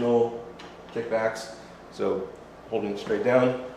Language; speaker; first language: English; native; English